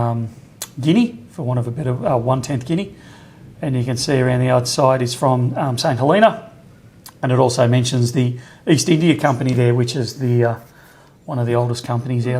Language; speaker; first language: English; native; English